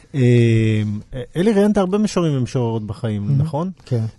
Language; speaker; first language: Hebrew; native; Hebrew